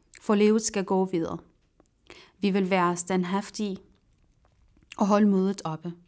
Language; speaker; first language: Danish; non-native, fluent; Arabic